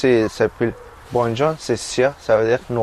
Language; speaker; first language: French; non-native, learner; Persian